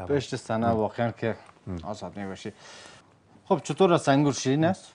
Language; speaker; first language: Persian; native; Persian